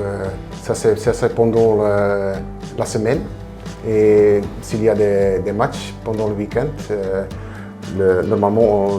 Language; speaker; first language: French; non-native, local second language; Dutch